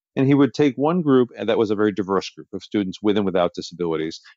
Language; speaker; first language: English; native; English